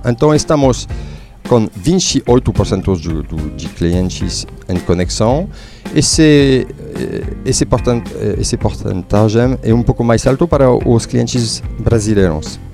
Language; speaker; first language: Portuguese; non-native, fluent; French